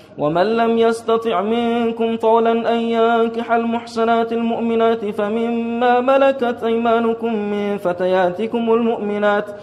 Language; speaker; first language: Arabic; non-native, fluent; Persian